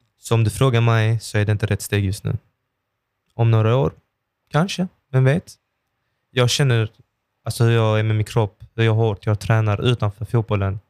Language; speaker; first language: Swedish; early bilingual, other home language; Persian